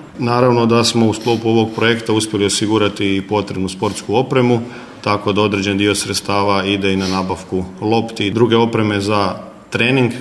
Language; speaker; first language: Croatian; native; Croatian